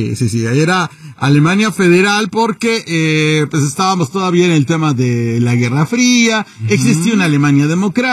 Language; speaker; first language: Spanish; native; Spanish